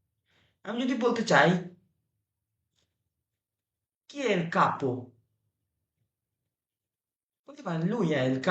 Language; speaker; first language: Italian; non-native, fluent; Bangla